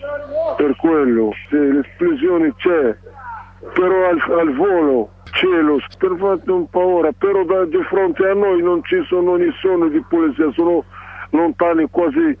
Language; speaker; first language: Italian; non-native, learner; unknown